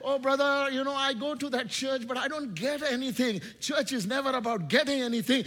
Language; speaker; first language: English; non-native, local second language; Hindi